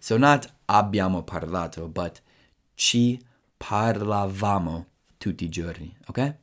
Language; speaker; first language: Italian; non-native, fluent; English